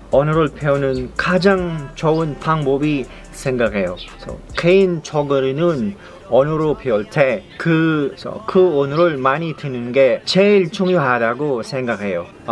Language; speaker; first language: Korean; non-native, fluent; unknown